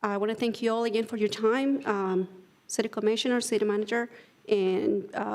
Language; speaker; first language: English; non-native, fluent; Spanish